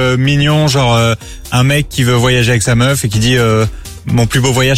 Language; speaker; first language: French; native; French